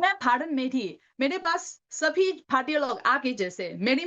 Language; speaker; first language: Hindi; non-native, learner; Chinese